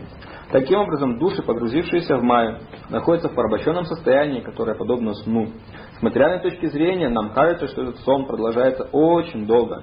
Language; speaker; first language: Russian; native; Russian